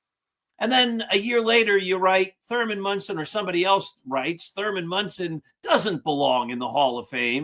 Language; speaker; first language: English; native; English